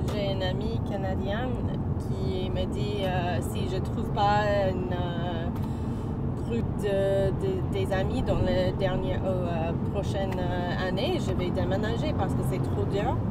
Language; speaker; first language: French; non-native, learner; English